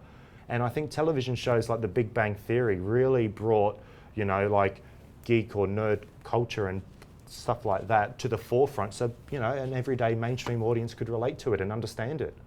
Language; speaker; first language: English; native; English